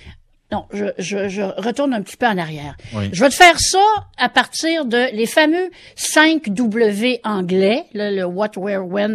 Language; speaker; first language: French; native; French